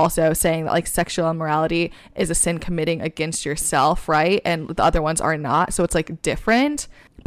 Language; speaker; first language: English; native; English